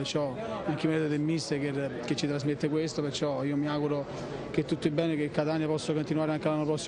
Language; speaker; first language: Italian; native; Italian